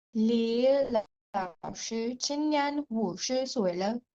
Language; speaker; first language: Chinese; non-native, learner; Urdu